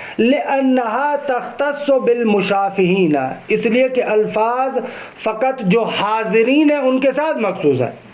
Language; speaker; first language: Urdu; non-native, local second language; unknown